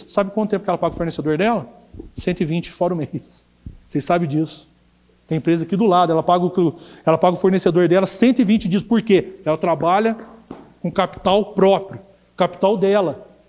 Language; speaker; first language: Portuguese; native; Portuguese